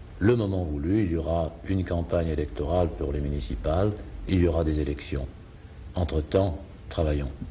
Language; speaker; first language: French; native; French